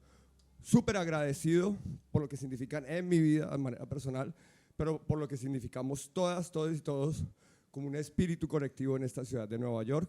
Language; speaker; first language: Spanish; native; Spanish